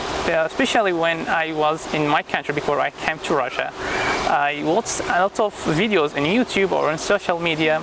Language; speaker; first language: English; non-native, fluent; Arabic